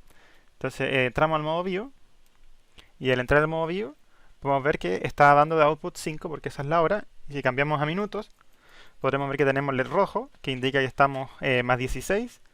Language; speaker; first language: Spanish; native; Spanish